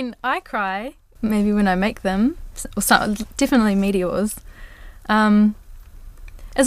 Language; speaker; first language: English; native; English